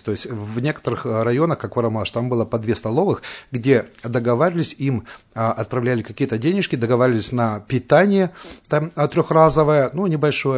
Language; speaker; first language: Russian; native; Russian